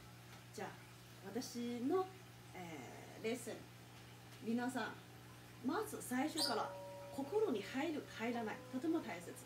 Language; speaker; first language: Japanese; non-native, fluent; Chinese